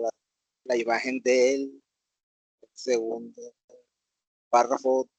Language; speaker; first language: Spanish; native; Spanish